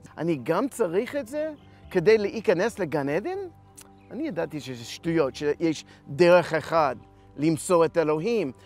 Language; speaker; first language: Hebrew; non-native, fluent; English